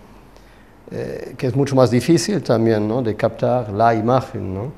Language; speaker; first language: Spanish; non-native, fluent; German